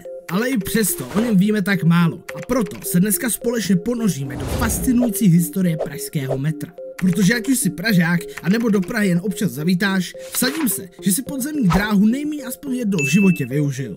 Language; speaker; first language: Czech; native; Czech